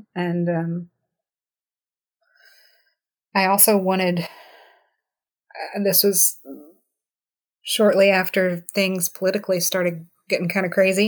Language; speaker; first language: English; native; English